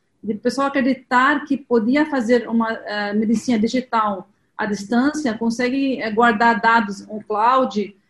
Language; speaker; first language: Portuguese; non-native, fluent; Arabic